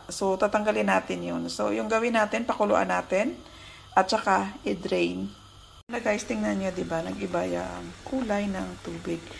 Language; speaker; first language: Filipino; non-native, local second language; Hiligaynon